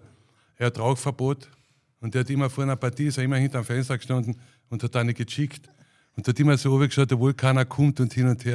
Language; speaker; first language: German; native; German